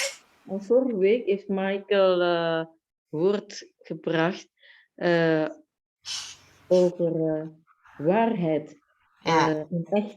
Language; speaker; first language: Dutch; non-native, fluent; Indonesian